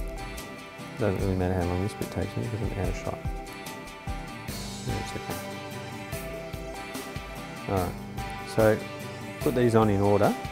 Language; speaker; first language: English; native; English